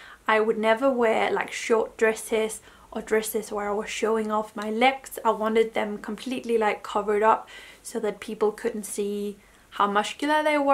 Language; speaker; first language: English; non-native, fluent; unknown